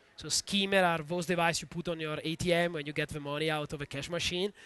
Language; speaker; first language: English; non-native, fluent; Italian